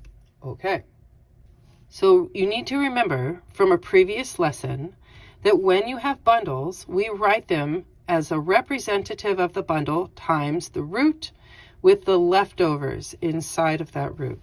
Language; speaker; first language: English; native; English